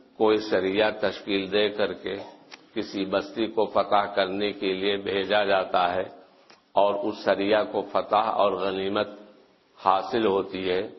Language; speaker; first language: Urdu; native; Urdu